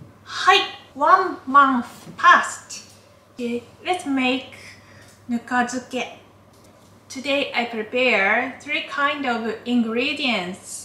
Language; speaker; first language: English; non-native, learner; Japanese